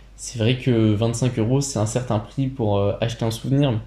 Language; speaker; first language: French; native; French